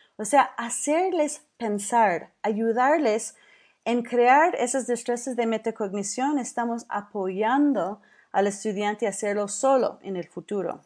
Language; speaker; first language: Spanish; non-native, fluent; English